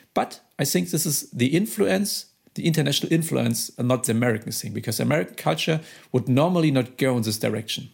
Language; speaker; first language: English; non-native, fluent; German